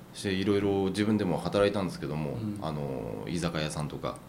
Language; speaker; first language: Japanese; native; Japanese